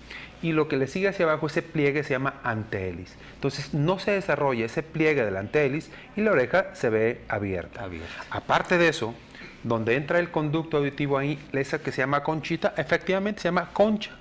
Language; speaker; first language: Spanish; native; Spanish